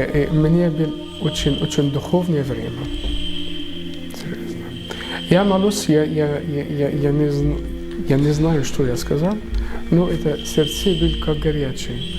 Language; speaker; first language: Russian; non-native, learner; Arabic